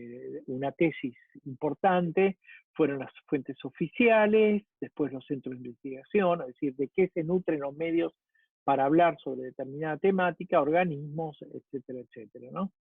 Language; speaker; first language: Spanish; native; Spanish